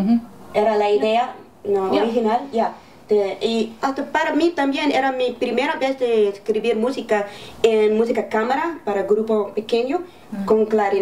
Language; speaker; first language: Spanish; early bilingual, heritage; English